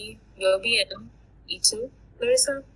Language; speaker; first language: Spanish; non-native, learner; English